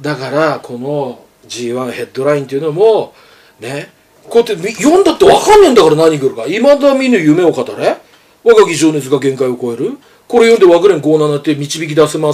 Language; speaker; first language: Japanese; native; Japanese